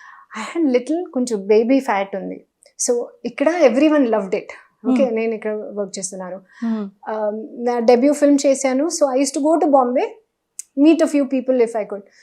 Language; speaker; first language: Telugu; non-native, local second language; Hindi